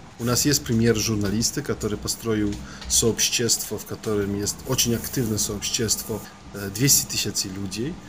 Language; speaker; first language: Russian; non-native, fluent; Polish